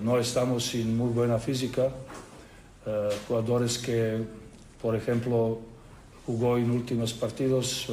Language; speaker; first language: Spanish; non-native, learner; Serbian